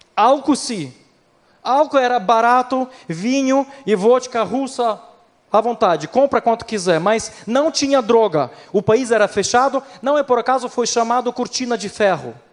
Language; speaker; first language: Portuguese; non-native, fluent; Ukrainian